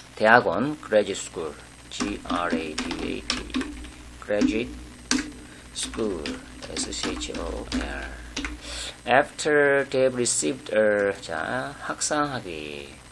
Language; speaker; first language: English; non-native, fluent; Korean